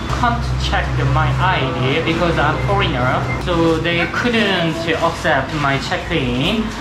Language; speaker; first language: English; non-native, learner; Korean